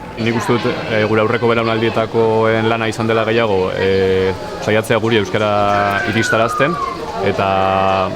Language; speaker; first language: Basque; non-native, local second language; Spanish